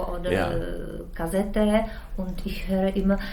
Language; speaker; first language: German; non-native, learner; Czech